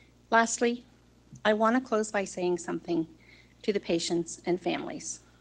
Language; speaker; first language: English; native; English